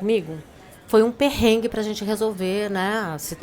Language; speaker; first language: Portuguese; native; Portuguese